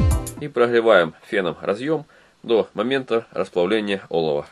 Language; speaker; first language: Russian; native; Russian